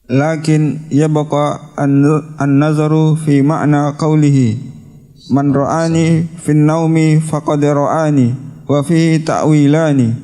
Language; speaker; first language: Arabic; non-native, fluent; Indonesian